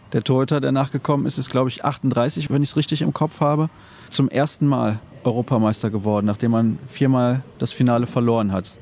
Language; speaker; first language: German; native; German